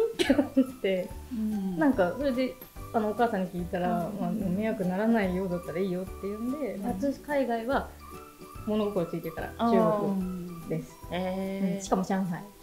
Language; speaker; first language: Japanese; native; Japanese